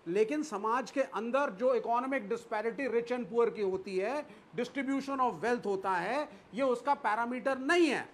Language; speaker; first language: Hindi; native; Hindi